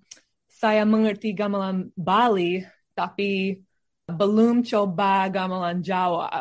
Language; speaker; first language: Indonesian; non-native, learner; English